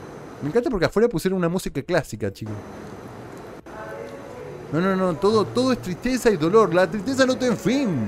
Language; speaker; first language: Spanish; native; Spanish